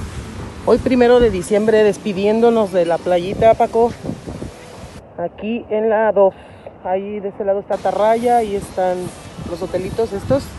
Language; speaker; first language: Spanish; native; Spanish